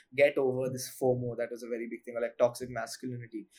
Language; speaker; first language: English; non-native, local second language; Hindi